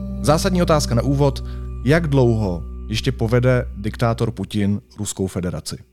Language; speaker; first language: Czech; native; Czech